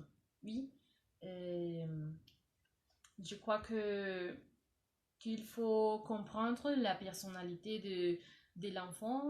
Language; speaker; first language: French; non-native, learner; Spanish